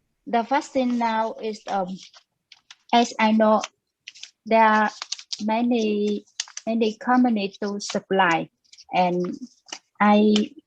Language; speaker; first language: English; non-native, learner; Vietnamese